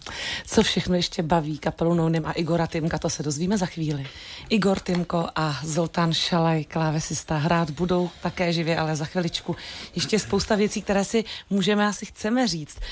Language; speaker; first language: Czech; native; Czech